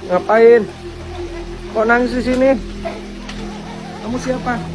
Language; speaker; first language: Indonesian; native; Indonesian